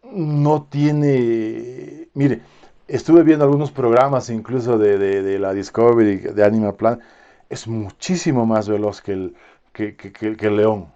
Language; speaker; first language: Spanish; native; Spanish